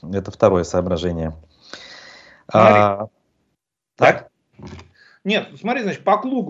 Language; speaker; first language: Russian; native; Russian